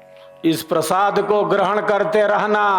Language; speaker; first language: Hindi; native; Hindi